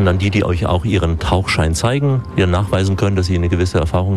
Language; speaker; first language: German; native; German